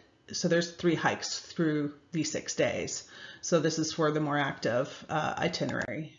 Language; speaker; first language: English; native; English